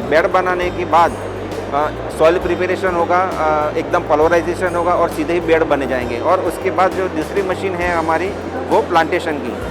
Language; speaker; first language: Hindi; native; Hindi